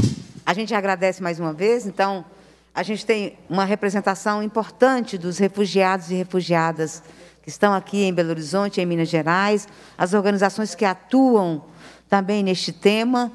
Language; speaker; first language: Portuguese; native; Portuguese